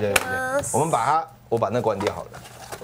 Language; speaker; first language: Chinese; native; Chinese